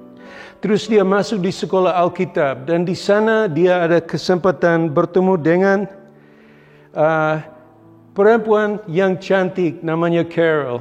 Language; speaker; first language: Indonesian; non-native, local second language; English